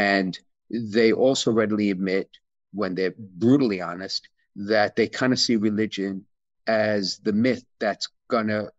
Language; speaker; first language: English; native; English